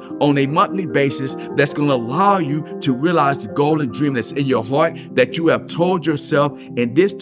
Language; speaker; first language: English; native; English